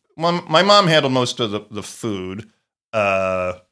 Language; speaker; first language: English; native; English